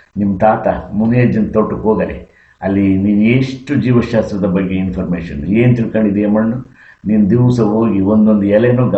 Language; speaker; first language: Kannada; native; Kannada